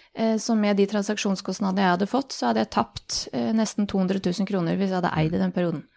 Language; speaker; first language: Norwegian; early bilingual, other home language; Bosnian